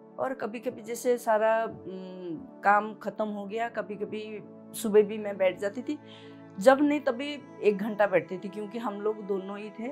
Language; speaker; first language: Hindi; non-native, local second language; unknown